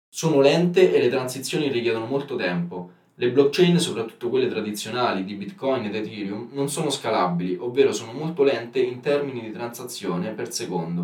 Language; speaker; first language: Italian; native; Italian